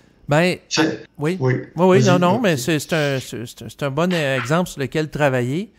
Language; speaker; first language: French; native; French